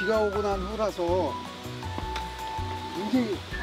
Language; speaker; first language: Korean; native; Korean